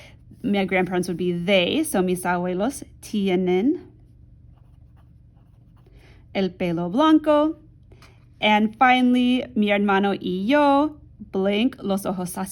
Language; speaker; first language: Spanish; non-native, fluent; English